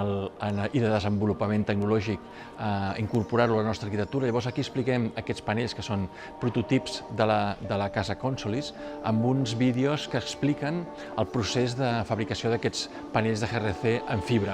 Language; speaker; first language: Catalan; native; Catalan